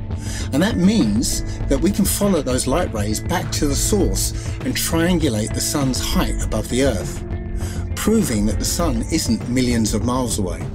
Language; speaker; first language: English; native; English